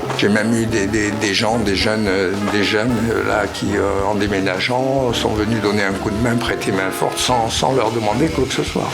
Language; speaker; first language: French; native; French